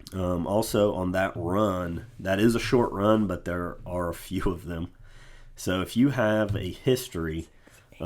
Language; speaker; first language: English; native; English